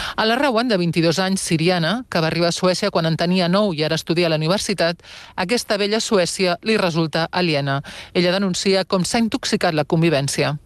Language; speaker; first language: Catalan; native; Catalan